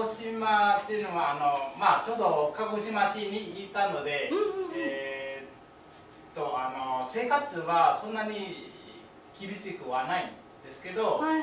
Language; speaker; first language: Japanese; non-native, fluent; Vietnamese